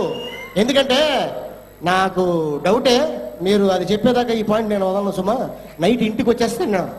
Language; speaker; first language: Telugu; native; Telugu